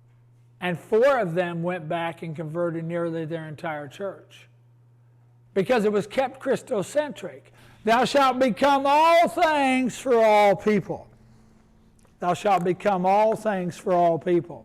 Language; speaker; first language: English; native; English